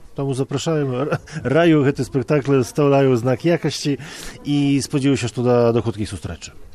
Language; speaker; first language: Belarusian; non-native, local second language; Polish